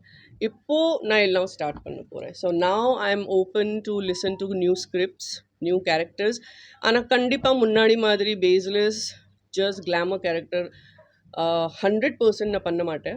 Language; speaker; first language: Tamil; non-native, fluent; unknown